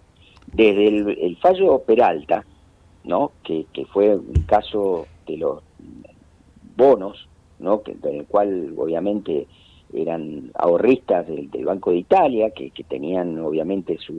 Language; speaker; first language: Spanish; native; Spanish